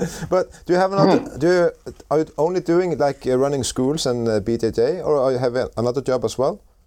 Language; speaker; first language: English; non-native, fluent; Norwegian